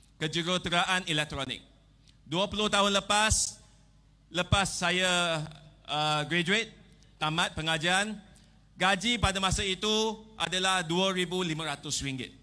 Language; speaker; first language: Malay; non-native, local second language; Chinese